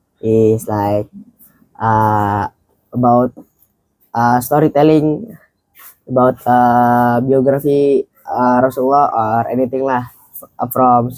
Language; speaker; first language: English; non-native, learner; Indonesian